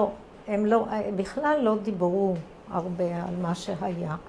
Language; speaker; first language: Hebrew; early bilingual, other home language; Croatian